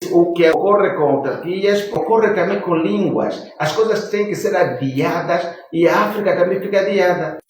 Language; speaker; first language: Portuguese; non-native, local second language; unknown